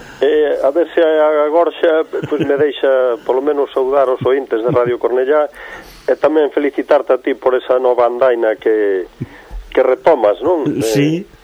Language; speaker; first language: Galician; native; Galician